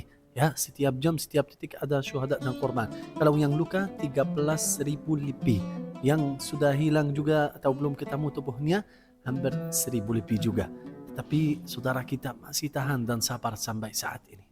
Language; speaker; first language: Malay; non-native, fluent; Arabic